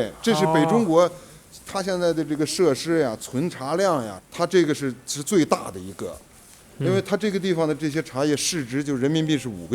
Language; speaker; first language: Chinese; native; Chinese